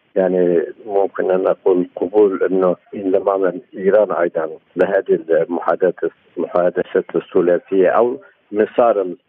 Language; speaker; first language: Arabic; non-native, fluent; Turkish